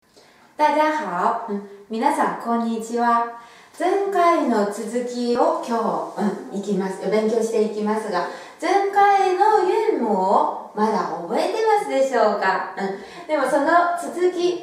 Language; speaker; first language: Japanese; non-native, fluent; Chinese